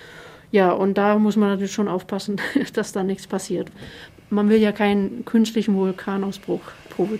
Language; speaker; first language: German; native; German